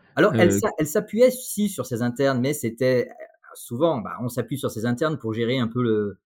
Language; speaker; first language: French; native; French